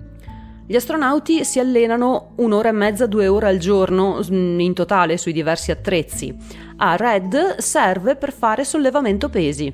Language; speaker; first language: Italian; native; Italian